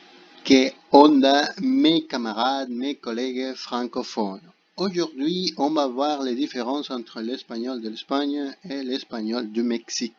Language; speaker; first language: French; non-native, fluent; Spanish